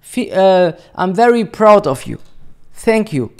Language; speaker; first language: English; non-native, learner; German